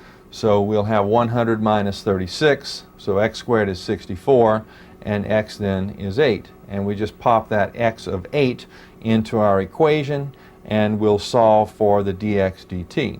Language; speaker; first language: English; native; English